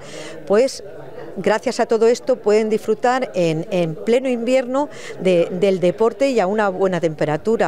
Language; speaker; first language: Spanish; native; Spanish